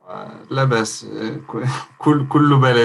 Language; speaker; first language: Arabic; non-native, learner; French